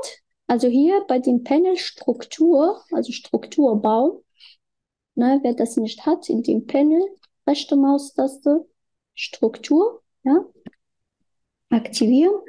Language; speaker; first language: German; non-native, fluent; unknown